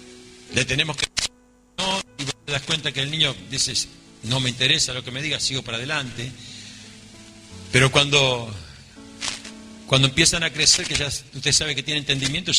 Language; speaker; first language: Spanish; native; Spanish